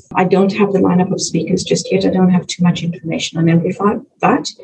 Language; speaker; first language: English; native; English